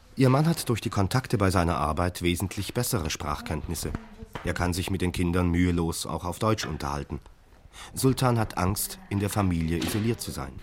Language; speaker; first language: German; native; German